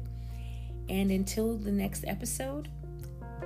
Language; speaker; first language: English; native; English